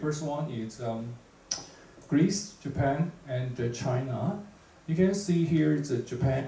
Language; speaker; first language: English; non-native, fluent; Chinese